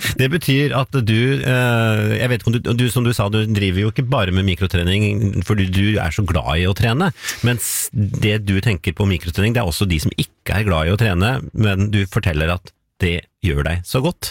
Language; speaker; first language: Norwegian; native; Norwegian